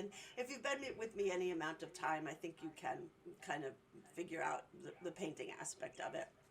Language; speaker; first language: English; native; English